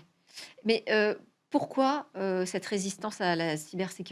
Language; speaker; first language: French; native; French